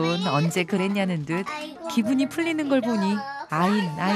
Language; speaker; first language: Korean; native; Korean